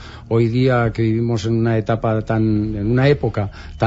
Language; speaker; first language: Spanish; native; Spanish